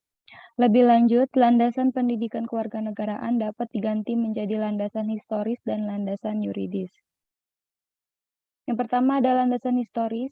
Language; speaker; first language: Indonesian; native; Indonesian